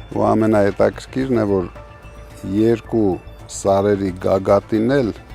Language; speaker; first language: Armenian; native; Armenian